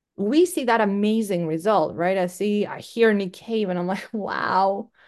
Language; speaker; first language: English; non-native, fluent; Greek